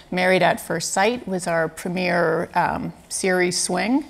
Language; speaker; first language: English; native; English